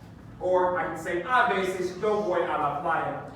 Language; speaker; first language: Spanish; non-native, fluent; English